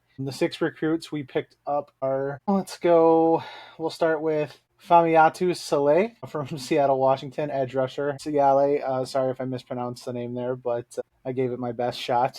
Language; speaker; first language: English; native; English